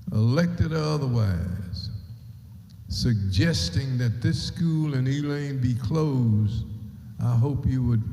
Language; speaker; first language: English; native; English